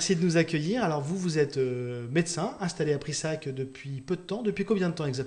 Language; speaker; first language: French; native; French